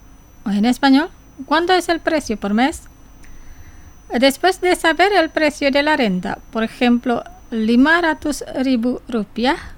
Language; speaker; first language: Spanish; non-native, fluent; Indonesian